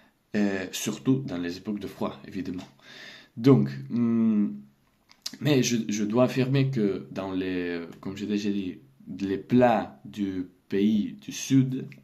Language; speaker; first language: French; non-native, learner; Russian